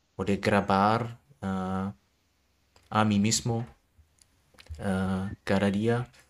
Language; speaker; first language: Spanish; non-native, learner; German